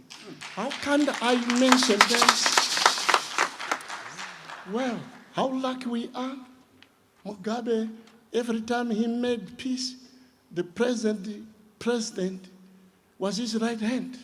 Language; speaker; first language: English; non-native, local second language; Shona